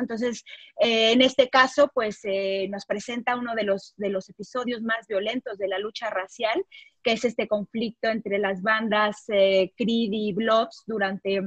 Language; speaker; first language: Spanish; native; Spanish